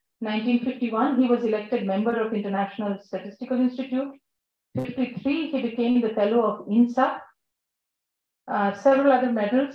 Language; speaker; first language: English; non-native, local second language; Bangla